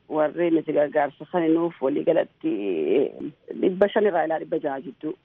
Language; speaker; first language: Oromo; early bilingual, heritage; Oromo